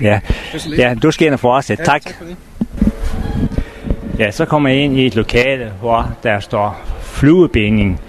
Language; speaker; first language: Danish; native; Danish